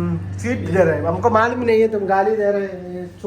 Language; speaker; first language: Hindi; non-native, learner; Malayalam